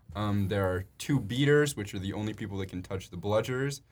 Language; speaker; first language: English; native; English